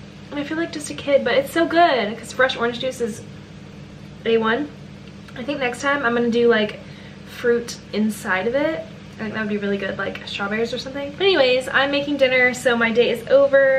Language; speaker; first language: English; native; English